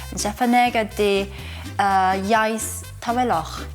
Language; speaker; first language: Welsh; non-native, learner; Japanese